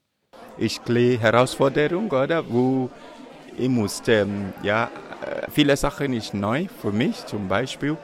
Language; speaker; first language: German; non-native, learner; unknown